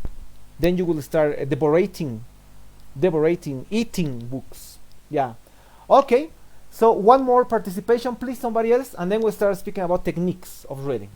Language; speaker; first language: English; non-native, fluent; Spanish